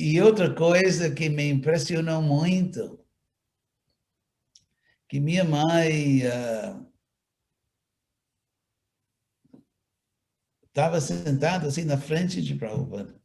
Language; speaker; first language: Portuguese; non-native, fluent; English